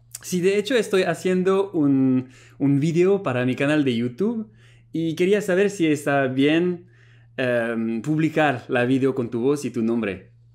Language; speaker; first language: Spanish; non-native, fluent; French